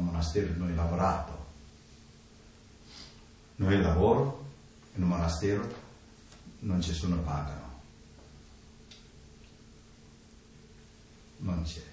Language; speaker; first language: Italian; non-native, learner; Tibetan